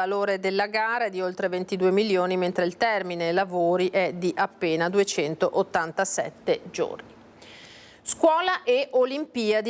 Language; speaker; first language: Italian; native; Italian